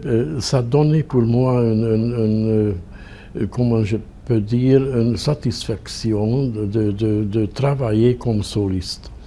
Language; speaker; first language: French; non-native, fluent; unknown